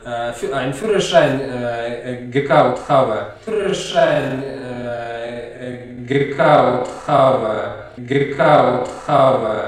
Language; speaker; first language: German; non-native, learner; Russian